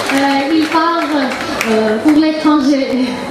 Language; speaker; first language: French; non-native, fluent; Armenian